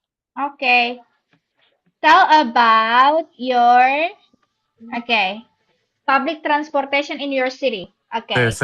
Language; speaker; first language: English; non-native, learner; Indonesian